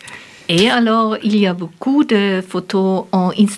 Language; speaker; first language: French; non-native, learner; German